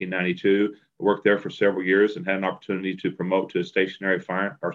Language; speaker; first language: English; native; English